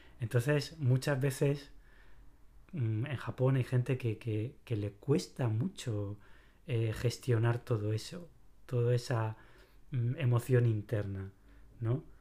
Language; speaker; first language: Spanish; native; Spanish